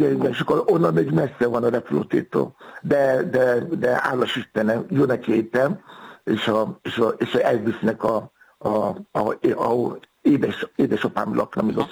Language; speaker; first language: Hungarian; non-native, fluent; Yoruba